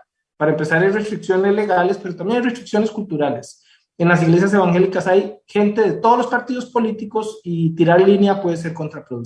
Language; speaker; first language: Spanish; native; Spanish